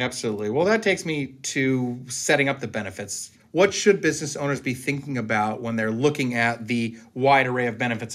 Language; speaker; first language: English; native; English